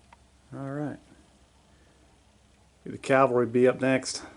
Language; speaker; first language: English; native; English